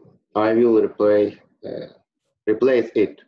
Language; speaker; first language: English; non-native, learner; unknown